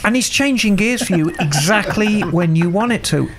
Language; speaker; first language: English; native; English